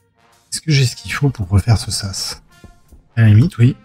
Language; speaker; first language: French; native; French